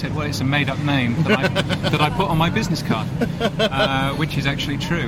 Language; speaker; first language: English; native; English